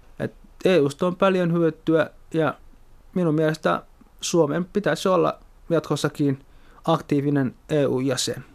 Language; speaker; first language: Finnish; early bilingual, other home language; Somali